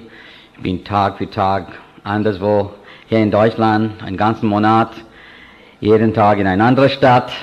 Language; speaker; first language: German; non-native, fluent; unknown